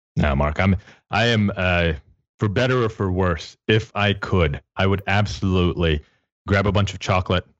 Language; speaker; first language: English; native; English